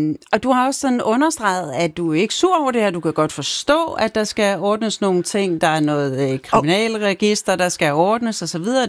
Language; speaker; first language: Danish; native; Danish